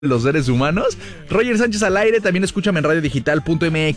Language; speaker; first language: Spanish; native; Spanish